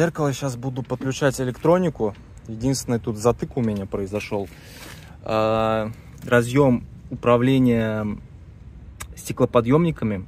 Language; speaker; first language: Russian; native; Russian